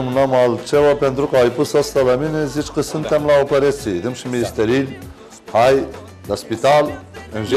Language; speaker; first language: Romanian; non-native, learner; Turkish